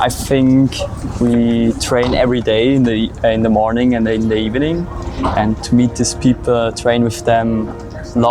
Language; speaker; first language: English; non-native, learner; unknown